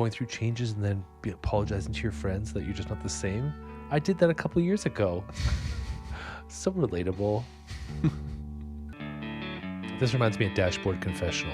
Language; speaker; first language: English; native; English